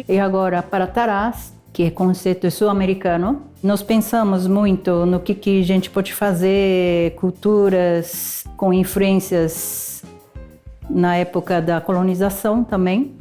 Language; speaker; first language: Portuguese; non-native, fluent; Japanese